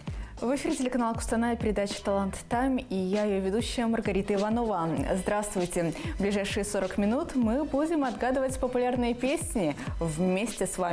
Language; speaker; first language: Russian; native; Russian